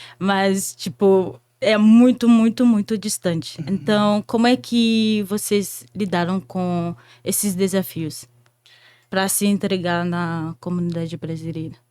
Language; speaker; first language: Portuguese; non-native, fluent; Haitian Creole